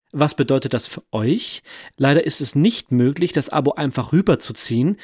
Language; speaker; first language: German; native; German